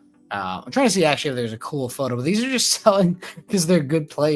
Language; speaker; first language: English; native; English